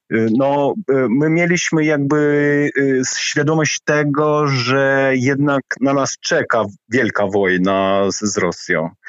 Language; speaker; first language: Polish; non-native, fluent; Ukrainian